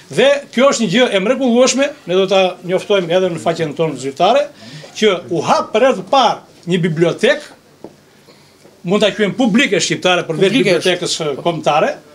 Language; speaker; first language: Albanian; non-native, local second language; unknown